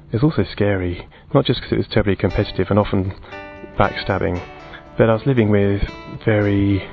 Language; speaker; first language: English; native; English